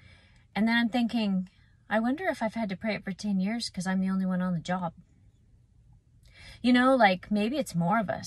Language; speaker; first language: English; native; English